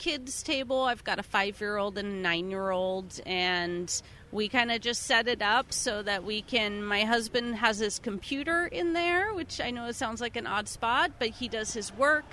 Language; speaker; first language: English; native; English